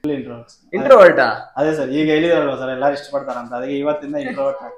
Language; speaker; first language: Kannada; non-native, local second language; Telugu